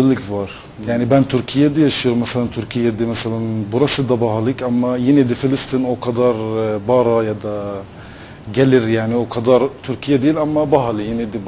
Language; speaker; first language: Turkish; non-native, fluent; Arabic